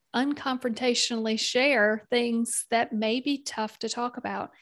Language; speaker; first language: English; native; English